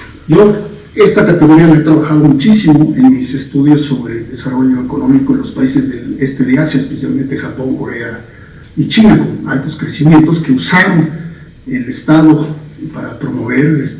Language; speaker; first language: Spanish; native; Spanish